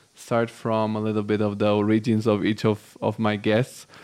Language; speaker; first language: English; non-native, fluent; Bulgarian